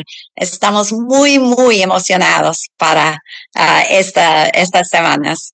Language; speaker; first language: Spanish; non-native, learner; English